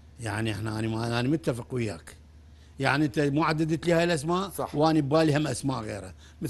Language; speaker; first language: Arabic; native; Arabic